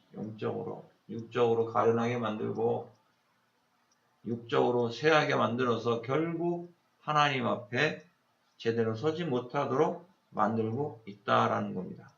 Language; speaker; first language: Korean; native; Korean